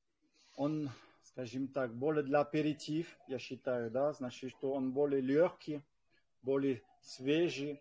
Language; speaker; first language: Russian; non-native, fluent; French